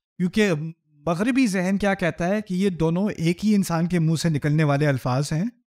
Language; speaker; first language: Urdu; native; Urdu